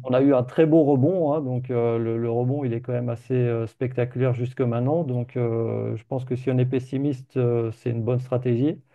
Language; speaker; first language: French; native; French